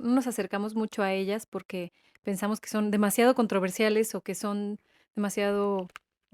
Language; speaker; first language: Spanish; native; Spanish